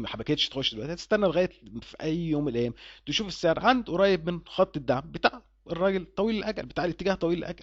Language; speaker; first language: Arabic; native; Arabic